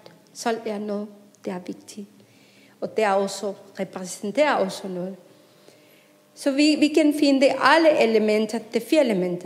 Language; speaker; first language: Danish; non-native, fluent; Spanish